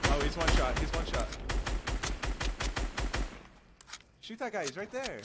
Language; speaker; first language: English; native; English